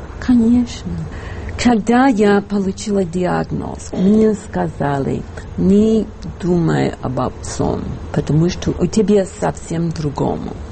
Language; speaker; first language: Russian; non-native, fluent; English